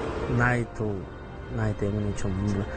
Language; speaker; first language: Korean; non-native, learner; Russian